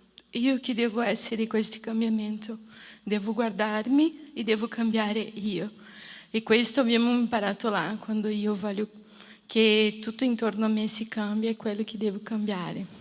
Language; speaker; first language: Italian; non-native, fluent; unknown